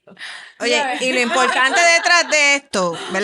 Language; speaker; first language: Spanish; native; Spanish